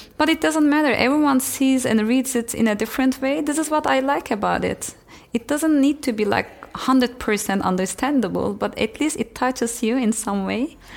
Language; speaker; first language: English; non-native, fluent; Turkish